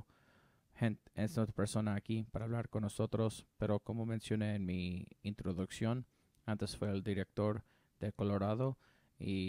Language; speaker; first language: Spanish; non-native, learner; English